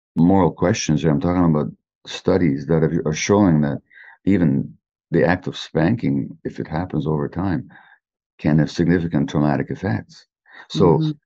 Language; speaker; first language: English; native; English